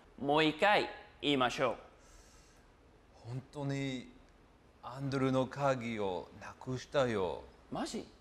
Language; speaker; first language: Japanese; native; Japanese